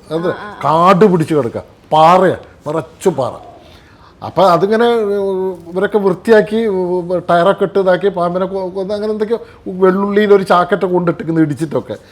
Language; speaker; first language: Malayalam; native; Malayalam